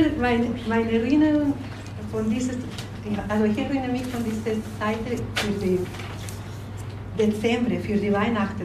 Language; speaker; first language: German; non-native, learner; Spanish